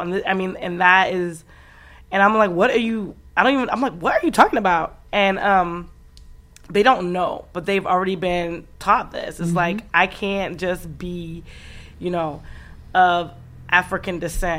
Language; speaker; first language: English; native; English